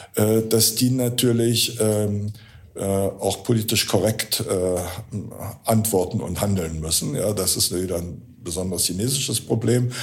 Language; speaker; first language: German; native; German